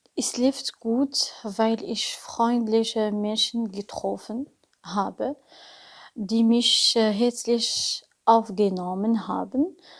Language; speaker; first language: German; non-native, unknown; Arabic